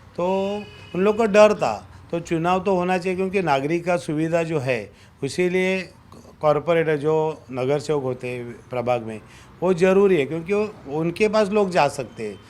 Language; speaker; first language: Hindi; non-native, local second language; Marathi